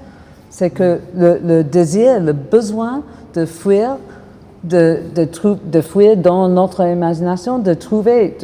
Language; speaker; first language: French; non-native, fluent; English